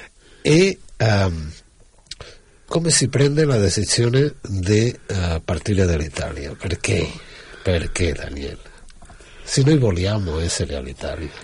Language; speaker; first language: Italian; non-native, learner; Catalan